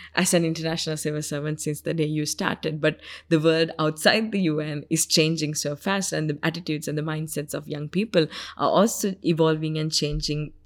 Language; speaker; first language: English; non-native, local second language; Sinhala